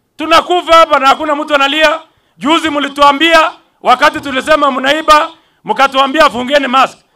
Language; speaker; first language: Swahili; non-native, local second language; Kalenjin